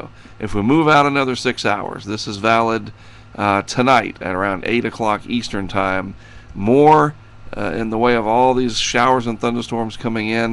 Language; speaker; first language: English; native; English